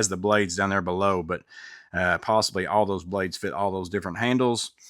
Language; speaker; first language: English; native; English